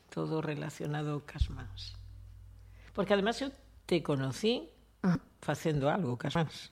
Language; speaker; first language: Galician; non-native, local second language; Spanish